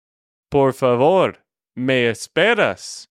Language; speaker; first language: Spanish; non-native, fluent; English